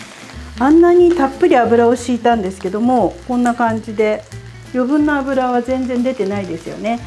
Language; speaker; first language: Japanese; native; Japanese